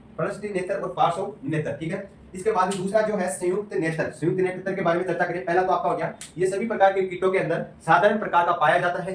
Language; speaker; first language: Hindi; native; Hindi